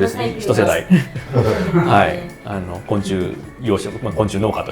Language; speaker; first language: Japanese; native; Japanese